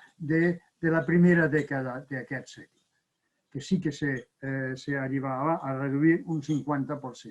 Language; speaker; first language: Catalan; non-native, fluent; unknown